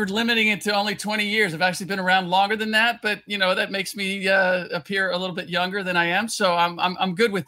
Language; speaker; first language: English; native; English